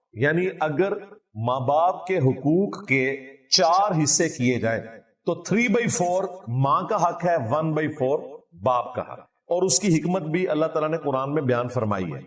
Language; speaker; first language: Urdu; non-native, local second language; Punjabi